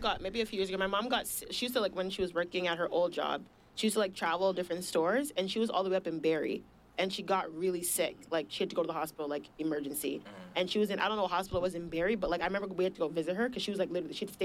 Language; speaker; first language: English; native; English